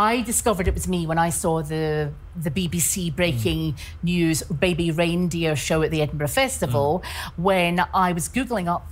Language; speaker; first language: English; native; English